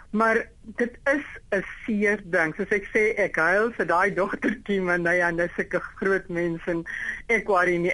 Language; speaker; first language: Afrikaans; non-native, local second language; English